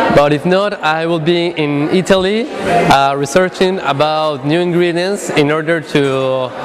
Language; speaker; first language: English; non-native, fluent; Spanish